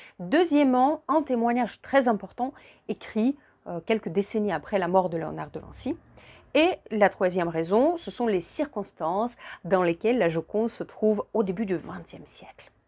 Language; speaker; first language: French; non-native, fluent; Russian